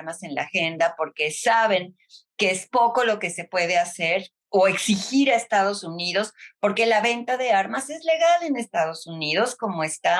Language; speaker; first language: Spanish; native; Spanish